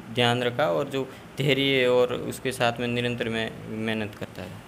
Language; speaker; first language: Hindi; native; Hindi